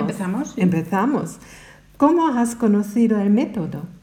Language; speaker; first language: Spanish; non-native, learner; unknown